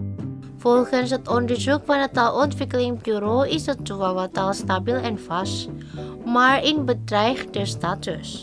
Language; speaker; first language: Dutch; non-native, learner; Indonesian